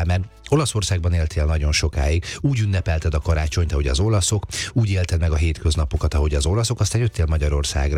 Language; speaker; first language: Hungarian; native; Hungarian